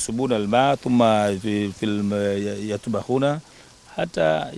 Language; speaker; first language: Arabic; non-native, fluent; Swahili